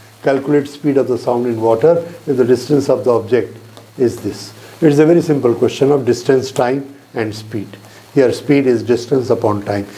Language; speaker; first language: English; non-native, local second language; Hindi